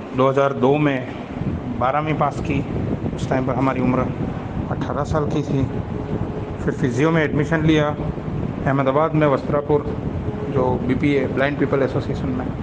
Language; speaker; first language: Hindi; non-native, local second language; Gujarati